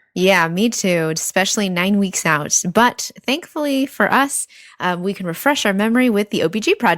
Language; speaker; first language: English; native; English